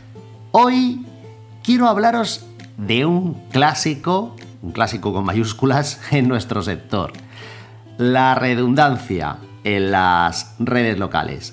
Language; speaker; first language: Spanish; native; Spanish